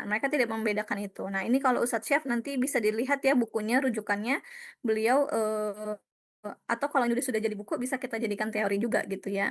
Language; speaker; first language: Indonesian; native; Indonesian